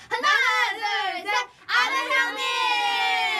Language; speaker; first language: Korean; non-native, fluent; Thai